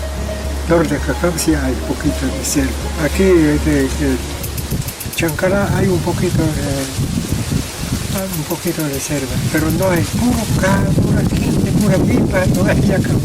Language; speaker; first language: Spanish; non-native, local second language; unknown